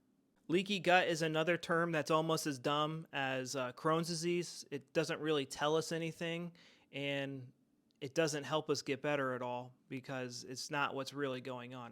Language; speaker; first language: English; native; English